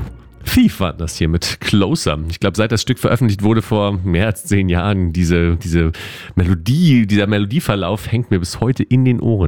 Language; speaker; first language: German; native; German